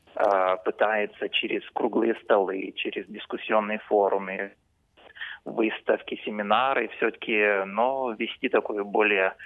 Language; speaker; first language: Russian; non-native, fluent; Lithuanian